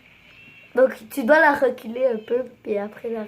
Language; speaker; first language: French; native; French